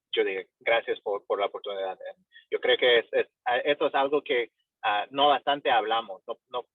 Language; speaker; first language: Spanish; non-native, fluent; English